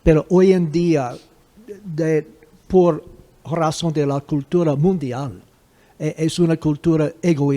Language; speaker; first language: Spanish; non-native, fluent; English